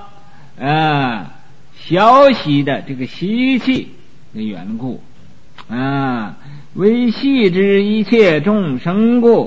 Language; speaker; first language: Chinese; native; Chinese